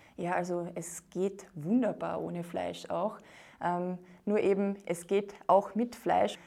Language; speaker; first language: German; native; German